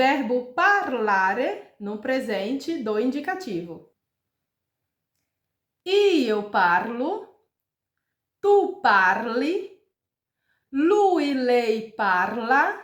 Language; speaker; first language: Italian; non-native, fluent; Portuguese